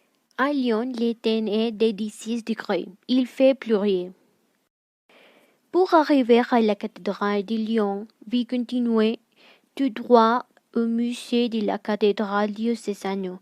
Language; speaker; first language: French; non-native, learner; Spanish